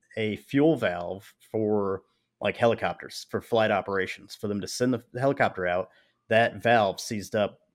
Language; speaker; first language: English; native; English